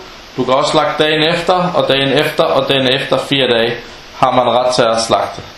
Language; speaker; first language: Danish; non-native, fluent; Arabic